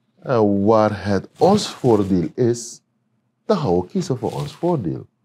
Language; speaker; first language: Dutch; native; Dutch